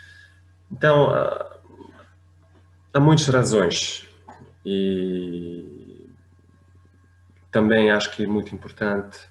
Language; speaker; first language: Portuguese; non-native, fluent; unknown